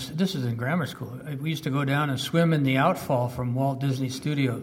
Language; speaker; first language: English; early bilingual, other home language; French